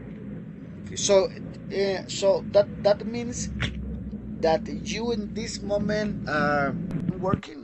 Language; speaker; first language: English; non-native, learner; Spanish